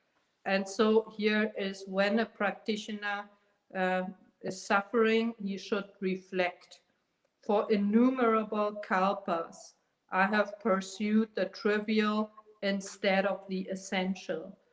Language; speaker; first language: English; non-native, fluent; German